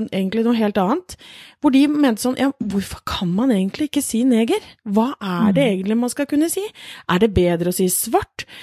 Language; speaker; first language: Norwegian; native; Norwegian